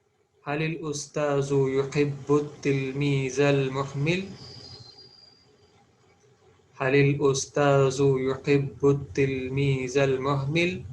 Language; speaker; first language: Arabic; non-native, fluent; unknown